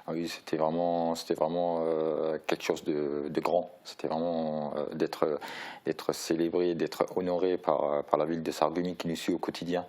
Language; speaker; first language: French; native; French